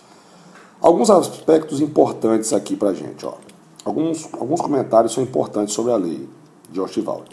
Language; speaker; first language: Portuguese; native; Portuguese